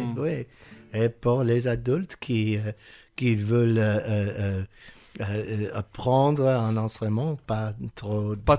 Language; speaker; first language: French; non-native, learner; English